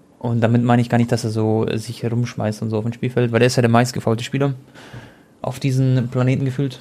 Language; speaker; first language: German; early bilingual, other home language; Croatian